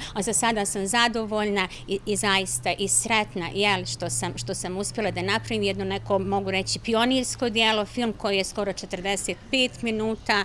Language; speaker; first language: Bosnian; native; Bosnian